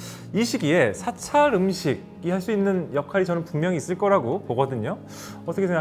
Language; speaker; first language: Korean; native; Korean